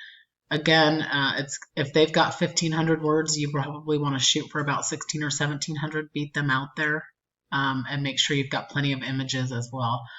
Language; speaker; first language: English; native; English